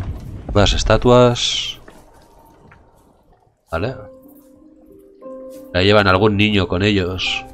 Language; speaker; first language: Spanish; native; Spanish